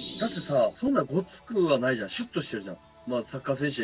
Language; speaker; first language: Japanese; native; Japanese